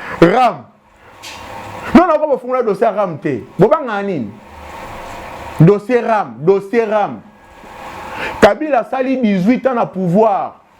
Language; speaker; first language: Lingala; native; Lingala